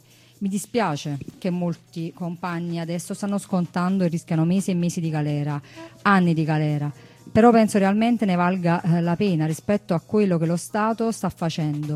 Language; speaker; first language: Italian; native; Italian